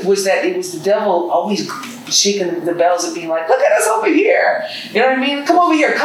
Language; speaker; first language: English; native; English